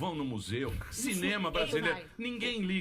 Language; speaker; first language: Portuguese; native; Portuguese